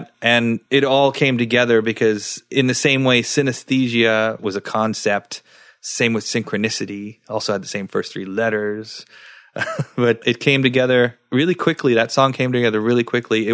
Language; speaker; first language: English; early bilingual, other home language; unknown